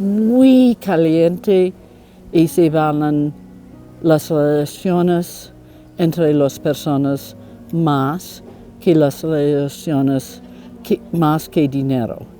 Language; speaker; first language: Spanish; non-native, learner; English